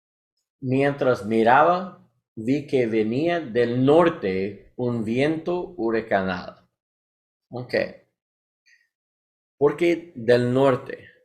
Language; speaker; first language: Spanish; non-native, learner; English